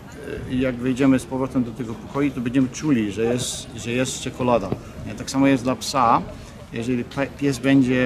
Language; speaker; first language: Polish; early bilingual, heritage; Polish